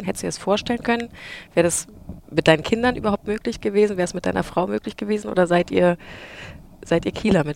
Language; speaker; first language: German; native; German